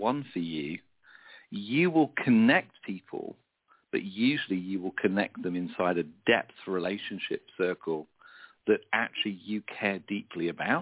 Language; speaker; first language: English; native; English